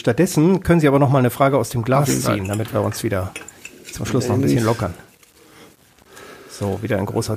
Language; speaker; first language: German; native; German